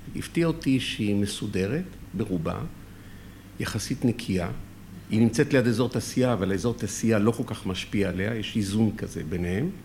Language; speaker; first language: Hebrew; early bilingual, other home language; French